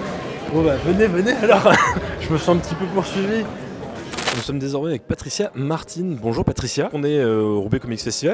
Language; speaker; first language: French; native; French